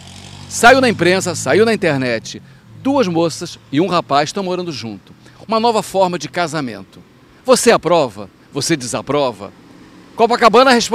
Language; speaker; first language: Portuguese; native; Portuguese